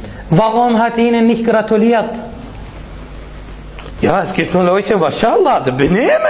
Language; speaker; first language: German; non-native, fluent; Arabic